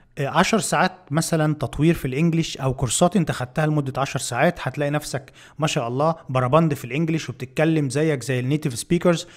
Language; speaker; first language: Arabic; native; Arabic